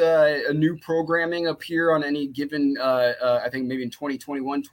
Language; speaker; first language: English; native; English